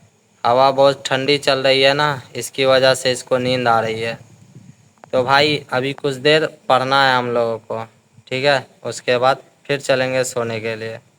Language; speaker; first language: Hindi; native; Hindi